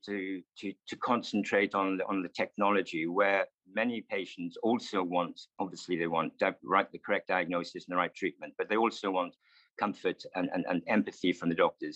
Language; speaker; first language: English; native; English